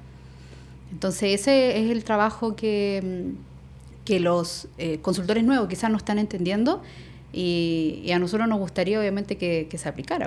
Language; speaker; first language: Spanish; native; Spanish